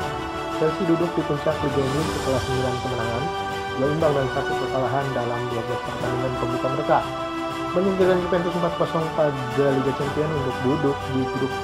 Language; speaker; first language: Indonesian; native; Indonesian